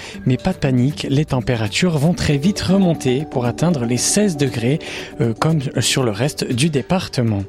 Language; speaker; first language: French; native; French